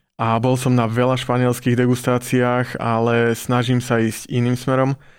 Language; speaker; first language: Slovak; native; Slovak